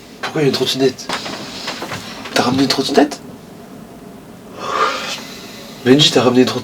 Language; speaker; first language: French; native; French